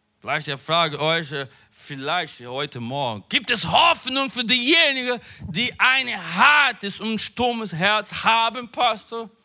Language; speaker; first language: German; non-native, learner; Portuguese